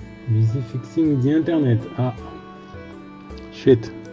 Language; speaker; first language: English; non-native, fluent; French